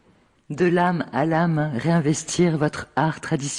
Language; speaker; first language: French; native; French